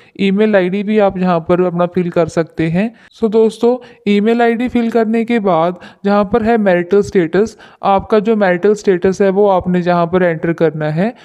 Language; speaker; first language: Hindi; non-native, local second language; Punjabi